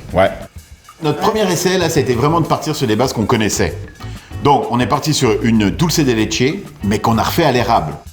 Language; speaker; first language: French; native; French